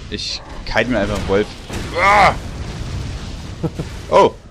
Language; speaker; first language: German; native; German